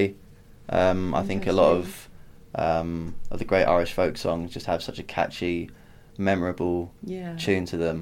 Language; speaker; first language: English; native; English